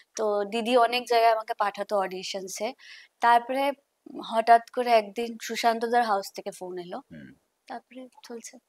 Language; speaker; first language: Bangla; non-native, local second language; Malayalam